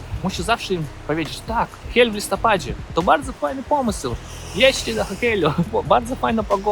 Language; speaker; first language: Polish; non-native, learner; Russian